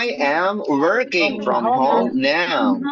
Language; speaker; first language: English; non-native, learner; Indonesian